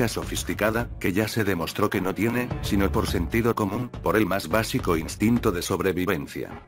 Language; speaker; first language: Spanish; native; Spanish